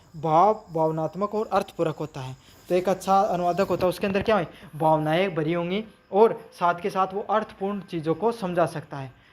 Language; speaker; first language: Hindi; native; Hindi